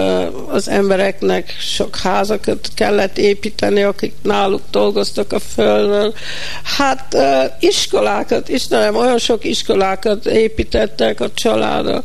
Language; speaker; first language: Hungarian; early bilingual, heritage; Hungarian